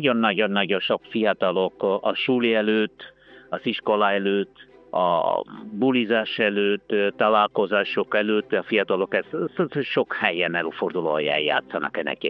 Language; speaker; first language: Hungarian; non-native, learner; Italian